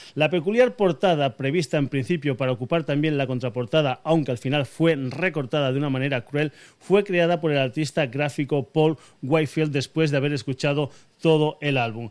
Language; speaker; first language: Spanish; native; Spanish